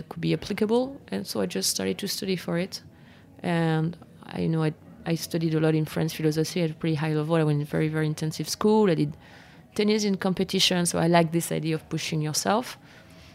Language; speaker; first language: English; non-native, fluent; French